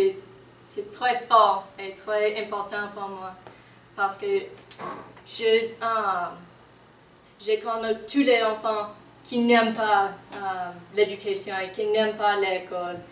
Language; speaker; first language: French; non-native, learner; English